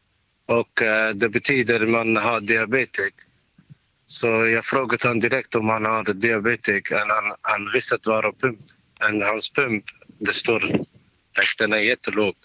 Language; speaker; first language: Swedish; non-native, learner; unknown